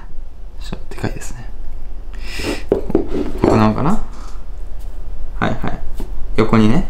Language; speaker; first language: Japanese; native; Japanese